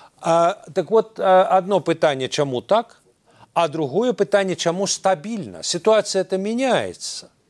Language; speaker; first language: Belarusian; native; Belarusian